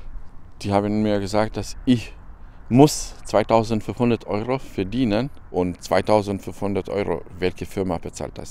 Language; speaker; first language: German; non-native, fluent; Albanian